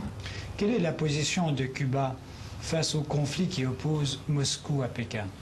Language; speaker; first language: French; native; French